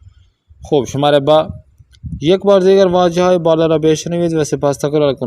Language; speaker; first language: Persian; non-native, fluent; Urdu